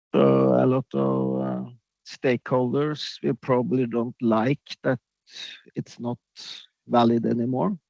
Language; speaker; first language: English; non-native, fluent; Norwegian